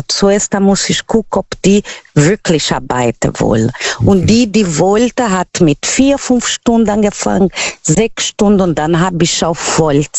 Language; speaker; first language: German; non-native, learner; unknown